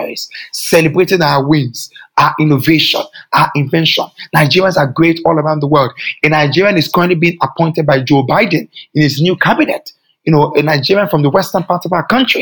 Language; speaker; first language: English; non-native, local second language; Yoruba